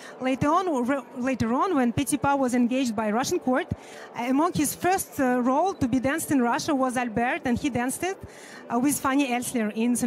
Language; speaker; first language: English; non-native, fluent; Russian